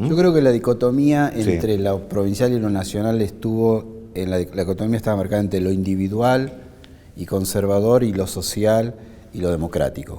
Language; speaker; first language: Spanish; native; Spanish